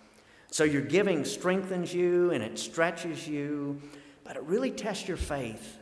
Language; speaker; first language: English; native; English